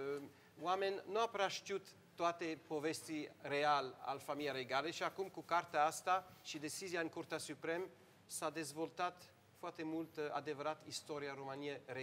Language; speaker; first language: Romanian; non-native, learner; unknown